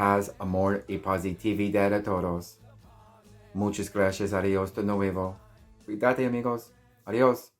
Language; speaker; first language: Spanish; non-native, learner; English